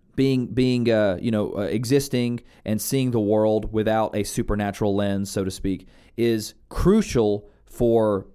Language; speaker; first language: English; native; English